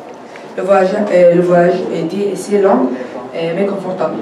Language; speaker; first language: French; non-native, learner; Arabic